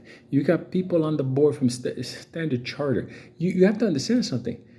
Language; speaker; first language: English; native; English